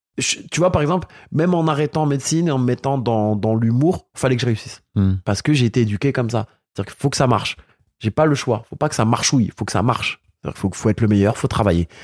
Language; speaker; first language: French; early bilingual, other home language; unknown